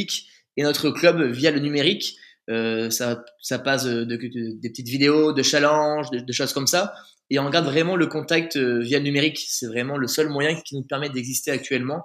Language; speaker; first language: French; native; French